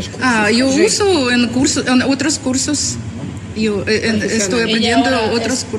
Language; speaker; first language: Spanish; non-native, learner; Ukrainian